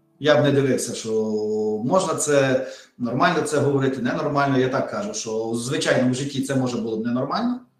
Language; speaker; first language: Ukrainian; native; Ukrainian